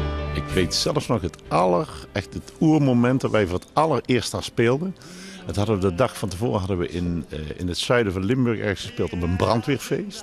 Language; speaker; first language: Dutch; native; Dutch